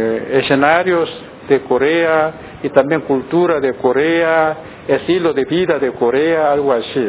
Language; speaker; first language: Spanish; non-native, learner; Korean